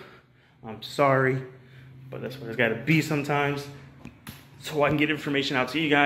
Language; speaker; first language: English; native; English